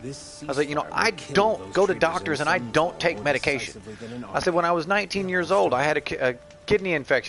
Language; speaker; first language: English; native; English